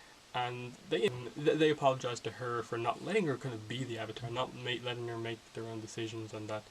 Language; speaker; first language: English; native; English